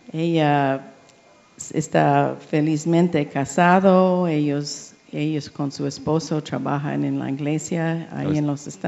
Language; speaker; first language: Spanish; non-native, learner; English